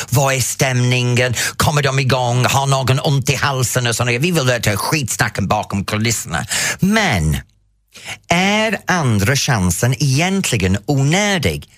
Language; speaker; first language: Swedish; non-native, fluent; English